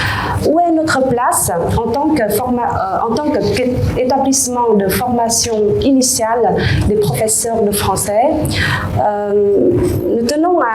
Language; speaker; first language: French; non-native, fluent; Vietnamese